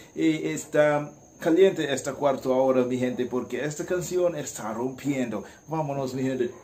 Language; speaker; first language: Spanish; non-native, learner; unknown